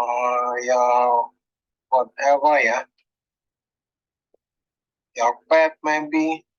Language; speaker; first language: English; non-native, learner; Indonesian